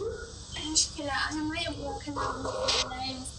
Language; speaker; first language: Arabic; non-native, learner; Bangla